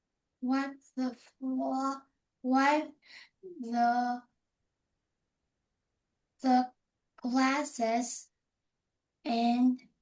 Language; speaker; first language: English; non-native, learner; Vietnamese